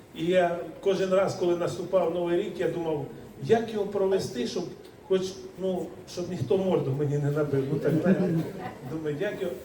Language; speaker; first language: Ukrainian; native; Ukrainian